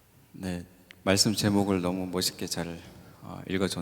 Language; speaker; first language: Korean; native; Korean